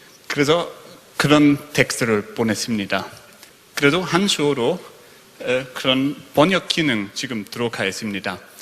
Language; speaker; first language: Korean; non-native, fluent; German